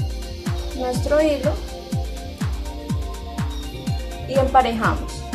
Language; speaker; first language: Spanish; native; Spanish